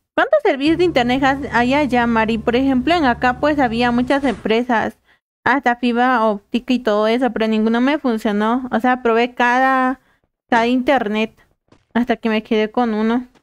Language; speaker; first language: Spanish; native; Spanish